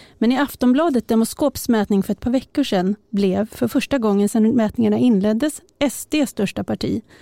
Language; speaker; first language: Swedish; native; Swedish